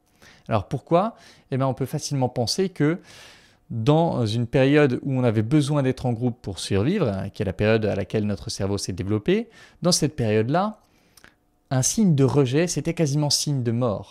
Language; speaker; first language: French; native; French